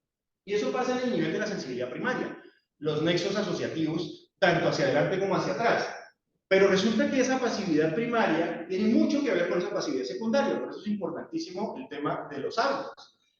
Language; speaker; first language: Spanish; native; Spanish